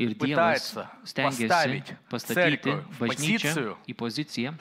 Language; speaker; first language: Lithuanian; native; Lithuanian